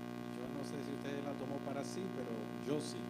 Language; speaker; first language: Spanish; native; Spanish